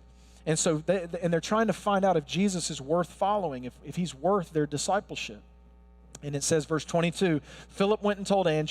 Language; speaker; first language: English; native; English